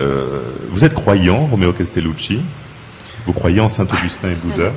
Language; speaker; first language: French; native; French